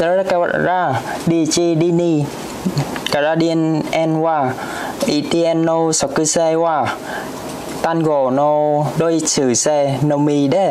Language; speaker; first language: Japanese; non-native, learner; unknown